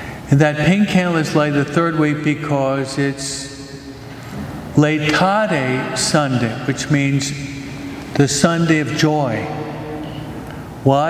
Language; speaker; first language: English; native; English